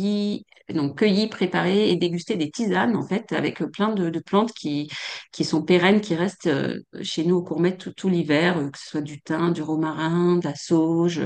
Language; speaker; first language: French; native; French